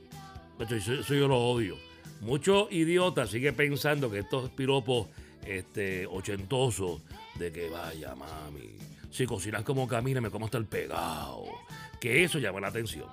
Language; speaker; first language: Spanish; native; Spanish